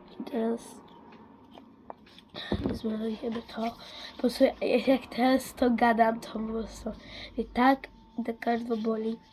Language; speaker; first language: Polish; early bilingual, heritage; Dutch